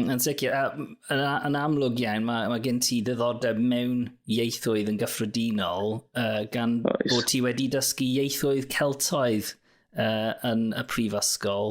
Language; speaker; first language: Welsh; non-native, local second language; English